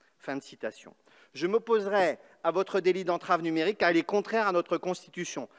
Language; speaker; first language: French; native; French